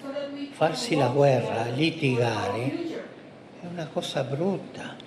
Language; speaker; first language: Italian; early bilingual, heritage; Spanish